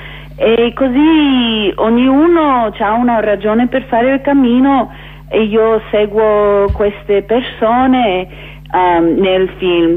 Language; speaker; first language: Italian; non-native, fluent; English